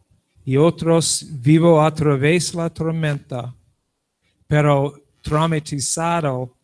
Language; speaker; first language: Spanish; non-native, learner; English